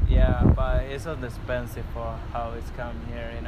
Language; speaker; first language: English; non-native, learner; Spanish